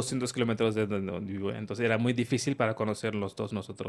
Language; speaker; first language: Spanish; non-native, learner; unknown